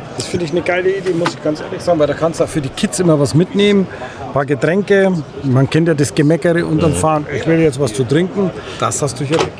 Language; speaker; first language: German; native; German